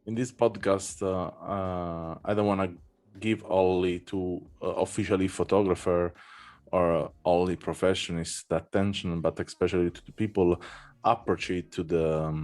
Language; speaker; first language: English; non-native, fluent; Italian